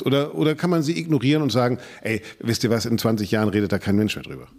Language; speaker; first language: German; native; German